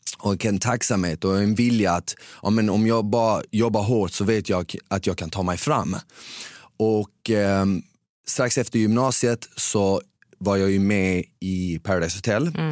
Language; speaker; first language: Swedish; early bilingual, other home language; Bosnian